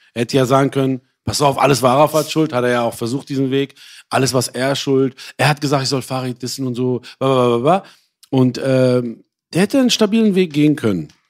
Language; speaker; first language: German; early bilingual, other home language; Persian